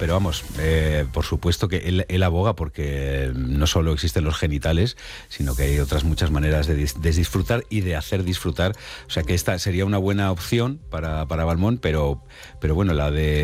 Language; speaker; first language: Spanish; native; Spanish